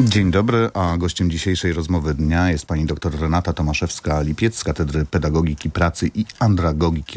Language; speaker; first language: Polish; native; Polish